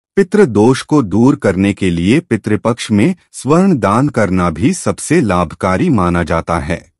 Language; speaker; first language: Hindi; native; Hindi